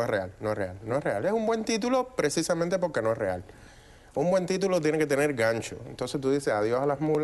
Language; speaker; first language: Spanish; native; Spanish